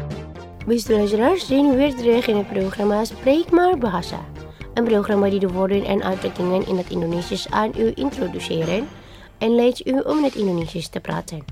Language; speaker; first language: Dutch; non-native, fluent; Indonesian